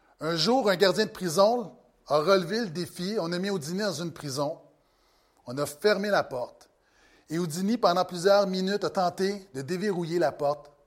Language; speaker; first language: French; native; French